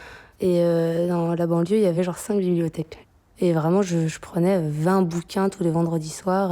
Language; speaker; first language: French; native; French